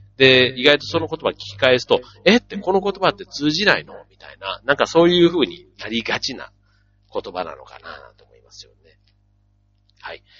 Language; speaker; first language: Japanese; native; Japanese